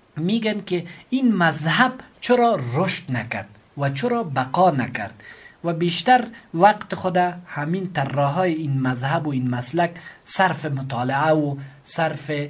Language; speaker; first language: Persian; native; Persian